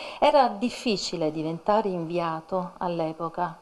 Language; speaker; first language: Italian; native; Italian